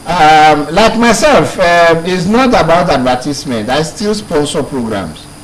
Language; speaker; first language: English; non-native, local second language; Yoruba